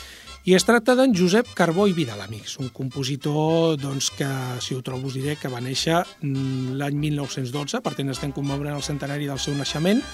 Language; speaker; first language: Catalan; native; Catalan